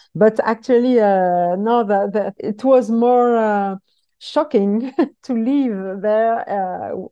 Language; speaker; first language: English; non-native, fluent; French